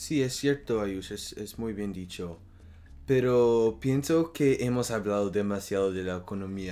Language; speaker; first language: Spanish; non-native, learner; French